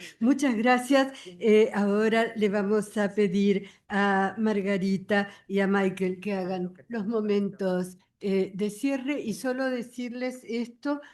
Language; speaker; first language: Spanish; native; Spanish